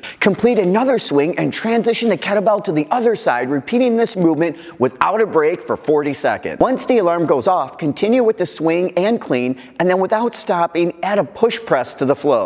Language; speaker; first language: English; native; English